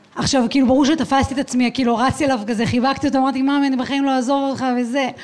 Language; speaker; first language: Hebrew; native; Hebrew